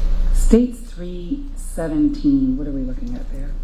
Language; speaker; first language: English; native; English